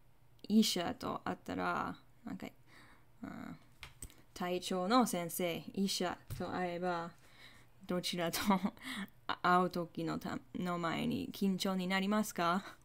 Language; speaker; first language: Japanese; non-native, fluent; English